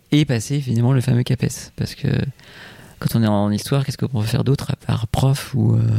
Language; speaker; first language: French; native; French